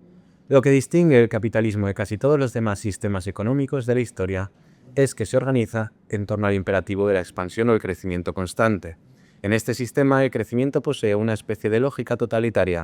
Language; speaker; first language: Spanish; native; Spanish